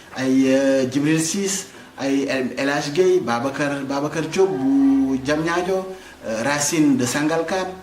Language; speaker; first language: Wolof; native; Wolof